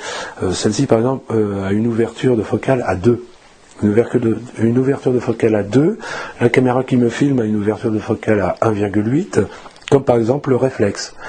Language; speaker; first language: French; native; French